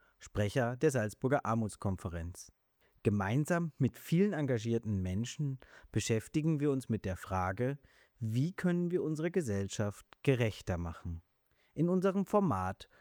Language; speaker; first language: German; native; German